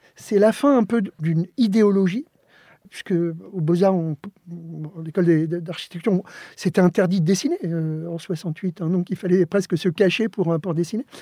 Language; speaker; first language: French; early bilingual, other home language; Spanish